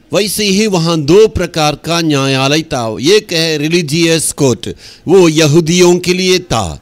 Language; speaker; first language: Hindi; non-native, local second language; Tamil